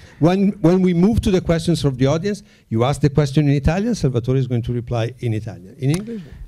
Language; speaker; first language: English; non-native, fluent; Italian